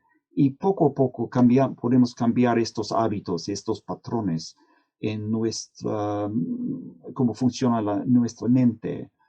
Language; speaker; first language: Spanish; non-native, fluent; English